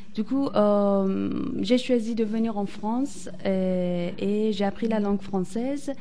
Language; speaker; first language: French; non-native, fluent; Persian